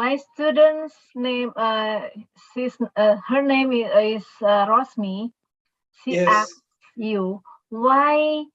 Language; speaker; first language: English; non-native, local second language; Indonesian